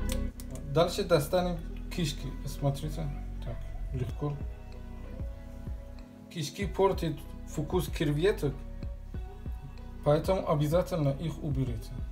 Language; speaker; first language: Russian; non-native, fluent; Persian